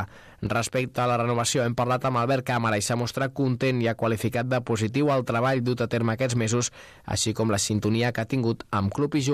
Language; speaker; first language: Catalan; native; Catalan